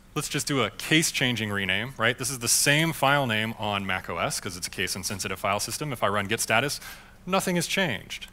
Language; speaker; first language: English; native; English